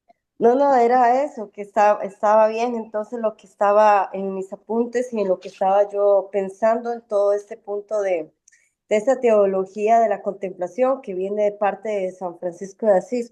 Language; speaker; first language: Spanish; native; Spanish